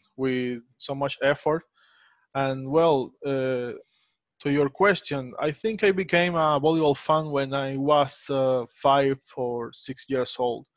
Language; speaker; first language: English; non-native, fluent; Spanish